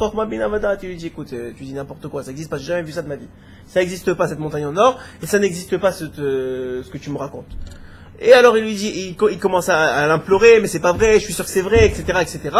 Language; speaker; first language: French; native; French